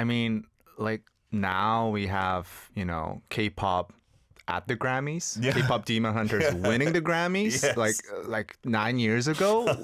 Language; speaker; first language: English; early bilingual, other home language; Korean